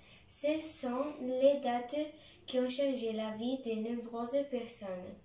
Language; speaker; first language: French; non-native, learner; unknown